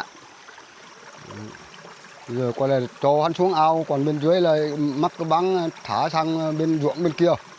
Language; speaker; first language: Vietnamese; native; Vietnamese